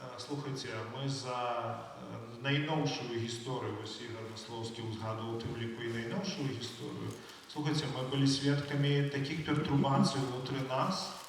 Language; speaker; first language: Belarusian; non-native, local second language; Russian